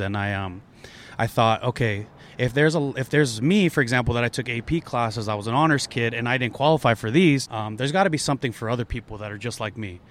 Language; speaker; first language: English; early bilingual, other home language; Spanish